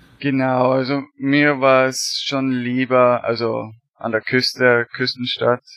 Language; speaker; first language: German; native; German